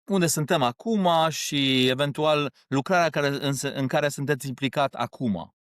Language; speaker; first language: Romanian; early bilingual, heritage; Romanian